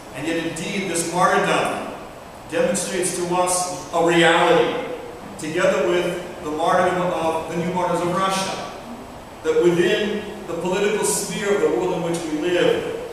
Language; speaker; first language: English; early bilingual, other home language; Russian